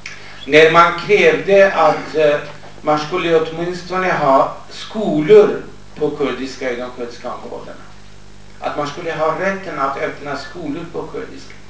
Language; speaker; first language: Swedish; non-native, fluent; Kurdish